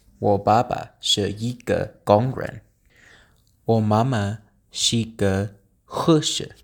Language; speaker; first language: Chinese; non-native, learner; English